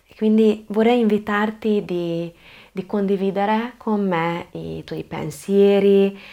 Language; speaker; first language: Italian; non-native, fluent; Hungarian